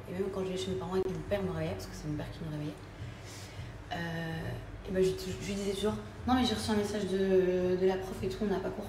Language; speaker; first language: French; native; French